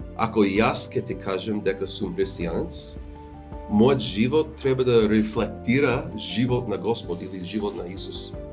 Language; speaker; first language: Macedonian; non-native, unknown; English